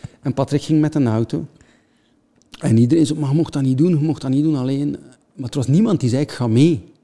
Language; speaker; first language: Dutch; native; Dutch